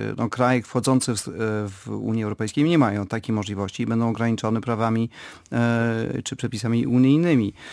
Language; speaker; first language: Polish; early bilingual, heritage; Polish